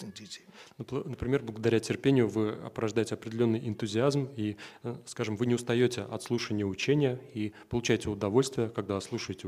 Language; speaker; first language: Russian; native; Russian